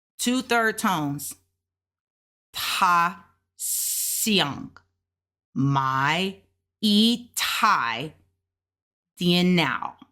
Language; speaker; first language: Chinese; non-native, learner; English